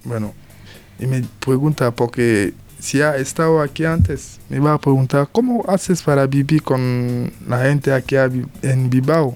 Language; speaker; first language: Spanish; non-native, learner; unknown